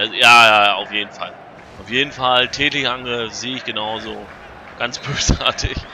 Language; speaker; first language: German; native; German